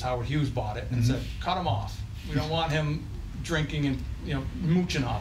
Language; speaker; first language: English; native; English